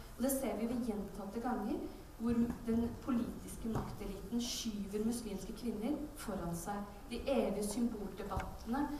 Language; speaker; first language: Norwegian; early bilingual, other home language; Urdu